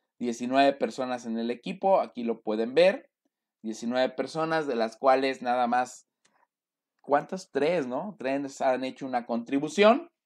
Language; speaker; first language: Spanish; native; Spanish